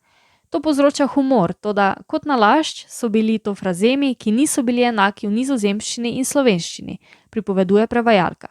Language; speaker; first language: Slovenian; native; Slovenian